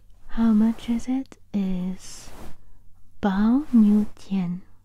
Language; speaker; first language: English; native; English